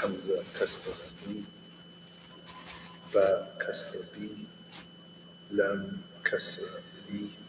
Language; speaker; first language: Arabic; non-native, learner; English